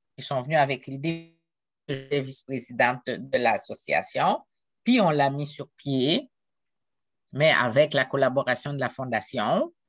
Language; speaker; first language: French; non-native, local second language; Haitian Creole